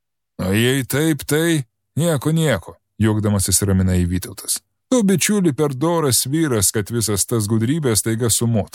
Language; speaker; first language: Lithuanian; native; Lithuanian